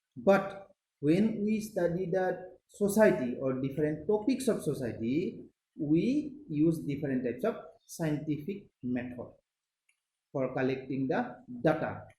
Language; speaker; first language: English; non-native, local second language; Assamese